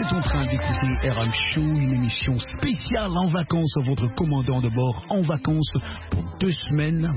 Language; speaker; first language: French; non-native, local second language; Lingala